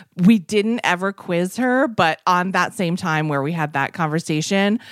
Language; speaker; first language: English; native; English